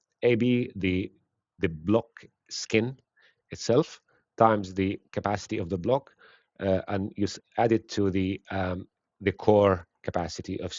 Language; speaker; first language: English; non-native, fluent; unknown